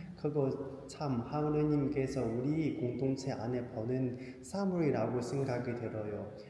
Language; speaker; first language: Korean; non-native, fluent; Chinese